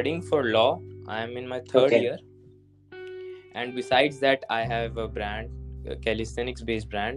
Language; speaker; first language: English; non-native, local second language; Hindi